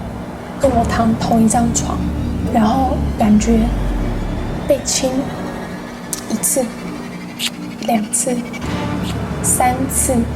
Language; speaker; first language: Chinese; non-native, fluent; English